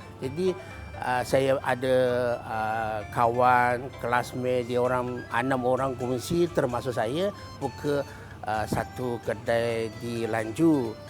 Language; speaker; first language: Malay; non-native, fluent; Chinese